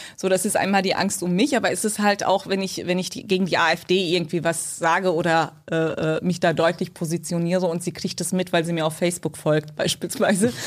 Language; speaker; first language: German; early bilingual, other home language; Turkish